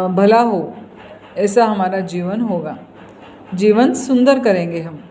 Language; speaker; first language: Hindi; non-native, local second language; Marathi